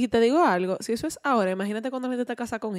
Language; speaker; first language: Spanish; native; Spanish